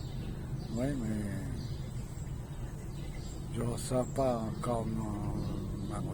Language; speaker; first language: French; early bilingual, other home language; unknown